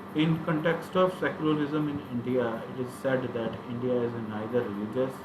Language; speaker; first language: English; non-native, local second language; Punjabi